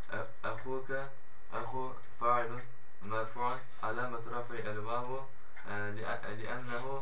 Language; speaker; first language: Arabic; non-native, learner; Turkish